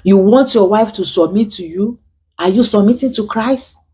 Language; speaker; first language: English; non-native, local second language; Yoruba